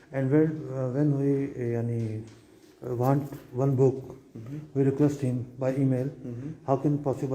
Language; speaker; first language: English; non-native, learner; Urdu